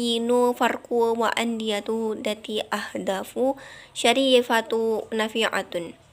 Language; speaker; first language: Arabic; non-native, learner; Indonesian